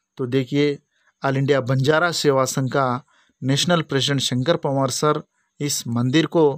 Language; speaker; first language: Hindi; non-native, local second language; Lambadi